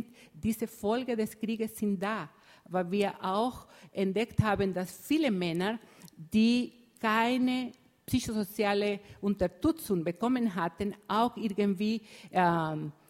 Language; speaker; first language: German; non-native, fluent; Spanish